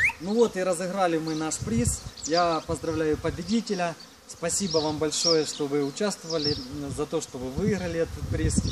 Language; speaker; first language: Russian; non-native, local second language; Ukrainian